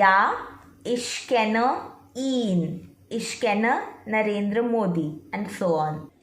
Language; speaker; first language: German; non-native, fluent; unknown